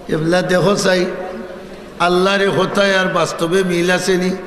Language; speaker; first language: Bangla; non-native, local second language; Sylheti